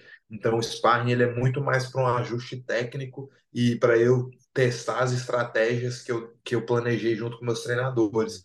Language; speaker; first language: Portuguese; native; Portuguese